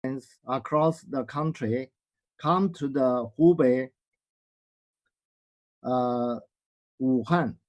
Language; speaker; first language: English; non-native, learner; Chinese